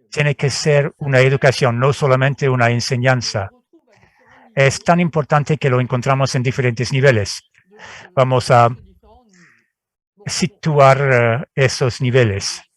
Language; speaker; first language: Spanish; non-native, fluent; French